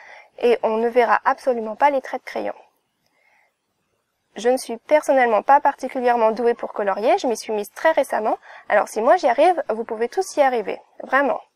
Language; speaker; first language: French; native; French